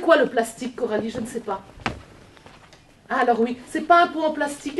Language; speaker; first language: French; native; French